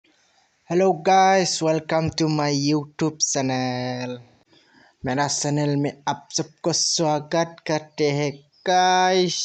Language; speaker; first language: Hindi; non-native, local second language; Bodo